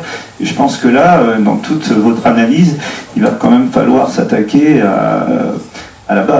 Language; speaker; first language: French; native; French